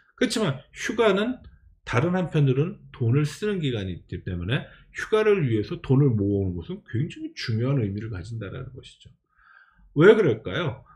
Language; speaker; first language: Korean; native; Korean